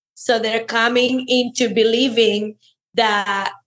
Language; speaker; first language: English; non-native, fluent; Spanish